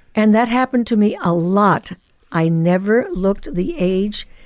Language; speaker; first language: English; early bilingual, other home language; Spanish